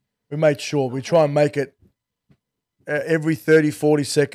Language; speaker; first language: English; native; English